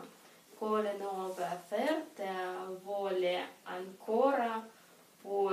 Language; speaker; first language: Italian; non-native, learner; Russian